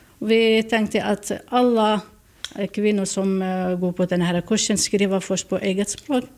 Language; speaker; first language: Swedish; non-native, learner; Kurdish